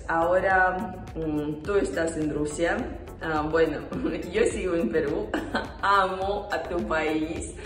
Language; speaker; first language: Spanish; non-native, fluent; Russian